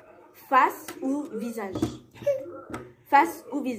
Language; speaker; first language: French; non-native, fluent; Spanish